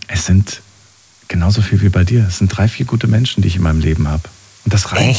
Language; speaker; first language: German; native; German